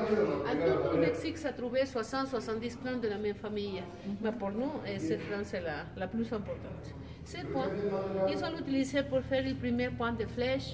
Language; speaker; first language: French; non-native, learner; Spanish